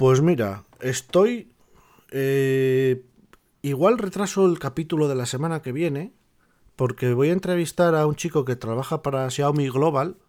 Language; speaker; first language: Spanish; native; Spanish